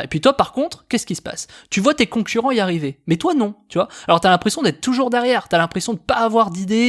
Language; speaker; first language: French; native; French